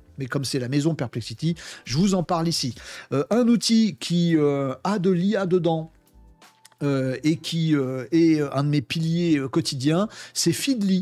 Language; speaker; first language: French; native; French